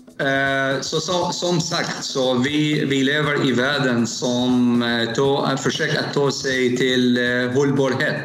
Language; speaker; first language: Swedish; non-native, learner; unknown